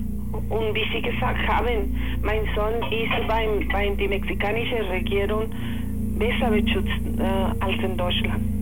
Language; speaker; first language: German; non-native, learner; Spanish